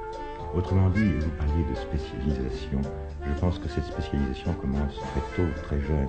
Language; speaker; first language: French; native; French